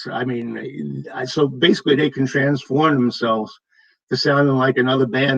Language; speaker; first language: English; native; English